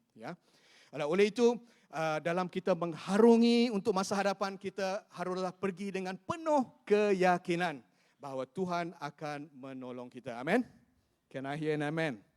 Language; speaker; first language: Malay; non-native, local second language; Chinese